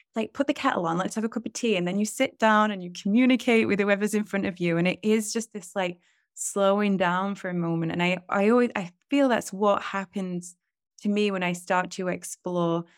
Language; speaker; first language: English; native; English